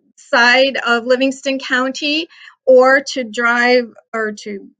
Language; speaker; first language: English; native; English